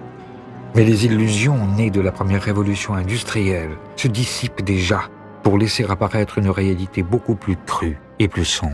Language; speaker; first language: French; native; French